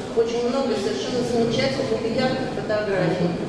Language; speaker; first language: Russian; native; Russian